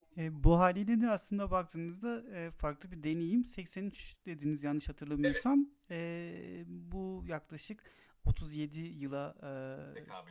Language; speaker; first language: Turkish; native; Turkish